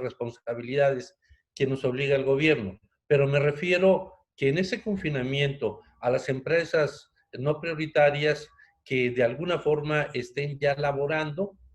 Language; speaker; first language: Spanish; native; Spanish